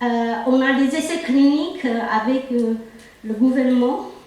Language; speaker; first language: French; non-native, local second language; Chinese